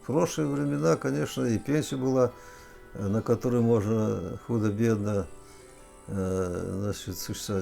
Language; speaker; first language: Russian; native; Russian